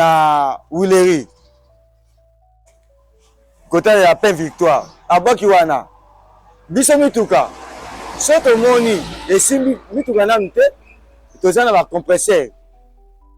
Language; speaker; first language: Lingala; native; Lingala